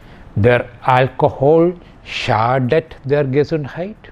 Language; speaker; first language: German; non-native, fluent; Malayalam